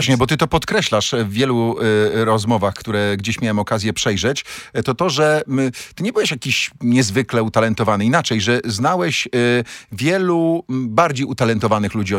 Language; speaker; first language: Polish; native; Polish